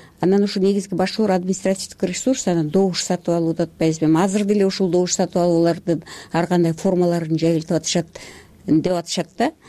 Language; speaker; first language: Kyrgyz; native; Kyrgyz